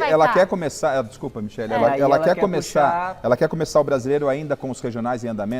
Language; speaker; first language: Portuguese; native; Portuguese